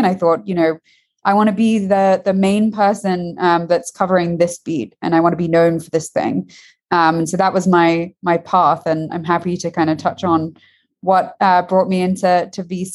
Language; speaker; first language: English; native; English